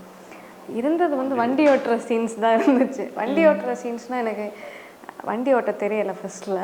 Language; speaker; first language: Tamil; native; Tamil